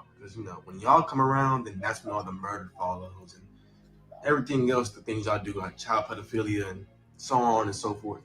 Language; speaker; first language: English; native; English